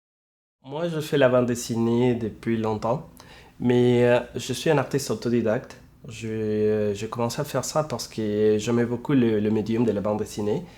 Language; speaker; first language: French; non-native, fluent; Spanish